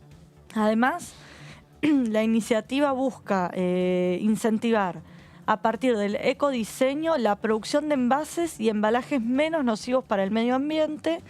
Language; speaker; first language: Spanish; native; Spanish